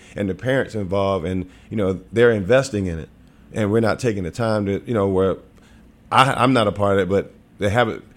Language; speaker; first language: English; native; English